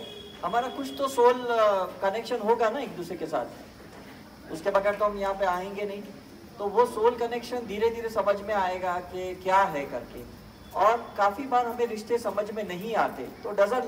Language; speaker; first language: Hindi; native; Hindi